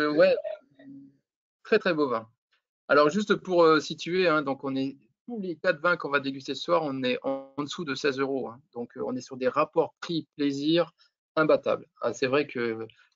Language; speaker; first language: French; native; French